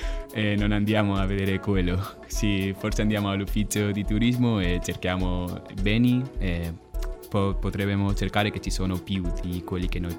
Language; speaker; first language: Italian; non-native, fluent; Spanish